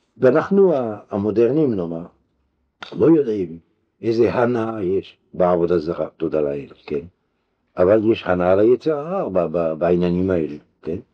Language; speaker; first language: Hebrew; non-native, fluent; French